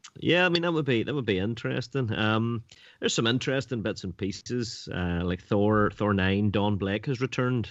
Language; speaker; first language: English; native; English